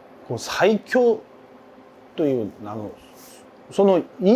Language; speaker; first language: Japanese; non-native, learner; Korean